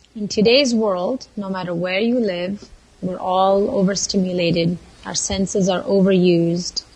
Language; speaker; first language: English; non-native, local second language; Kannada